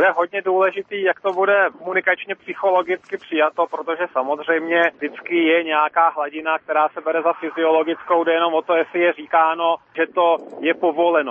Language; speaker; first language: Czech; native; Czech